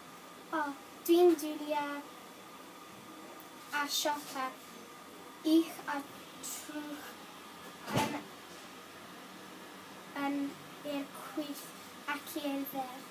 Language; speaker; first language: Welsh; non-native, local second language; English